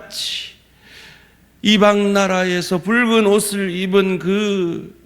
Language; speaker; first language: Korean; native; Korean